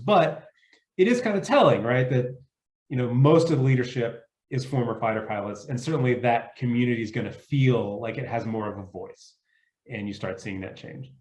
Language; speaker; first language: English; native; English